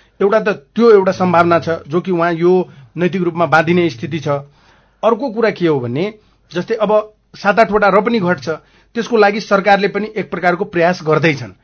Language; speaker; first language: Nepali; non-native, local second language; Maithili